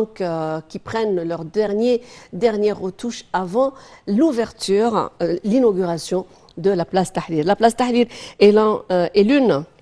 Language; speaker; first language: French; non-native, fluent; Arabic